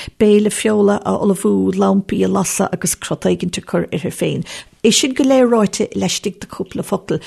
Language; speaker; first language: Irish; native; Irish